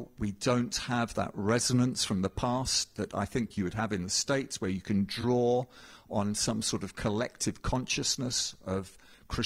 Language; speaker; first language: English; native; English